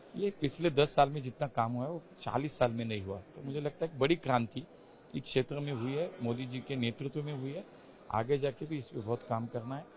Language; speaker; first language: Hindi; non-native, local second language; Marathi